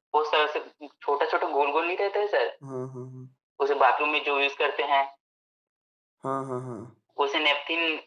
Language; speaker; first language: Hindi; native; Hindi